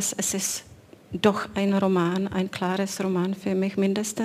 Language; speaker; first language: German; non-native, fluent; Czech